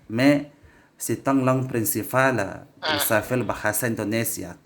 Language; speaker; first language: French; non-native, learner; Indonesian